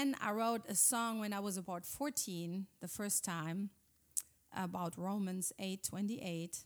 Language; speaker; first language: English; non-native, fluent; German